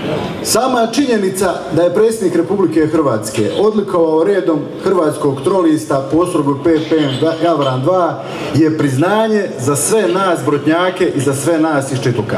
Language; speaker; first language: Croatian; native; Croatian